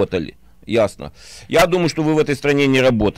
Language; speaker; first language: Russian; native; Russian